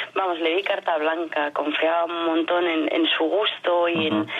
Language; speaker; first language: Spanish; non-native, fluent; French